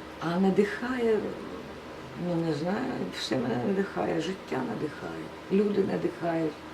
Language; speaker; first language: Ukrainian; non-native, local second language; Russian